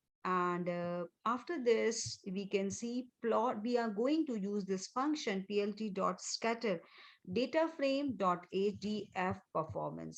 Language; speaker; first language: English; non-native, local second language; Hindi